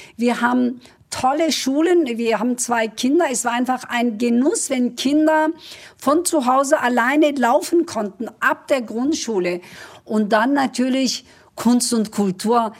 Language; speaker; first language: German; early bilingual, other home language; Kurdish